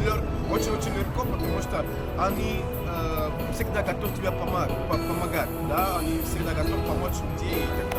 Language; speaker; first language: Russian; non-native, fluent; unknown